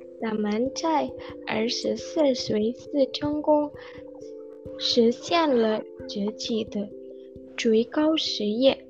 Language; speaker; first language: Chinese; non-native, learner; Indonesian